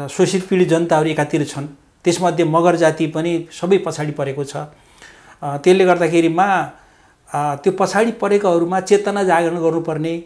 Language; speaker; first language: Nepali; non-native, local second language; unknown